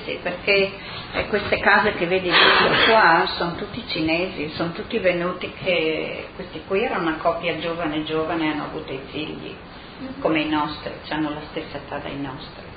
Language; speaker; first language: Italian; non-native, local second language; Friulian